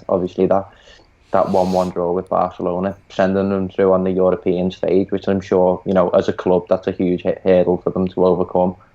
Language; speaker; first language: English; native; English